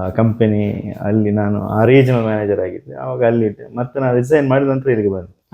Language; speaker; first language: Kannada; non-native, local second language; Malayalam